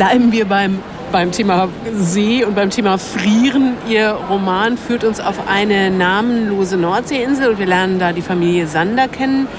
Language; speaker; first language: German; native; German